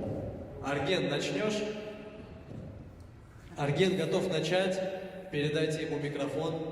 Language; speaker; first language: Russian; native; Russian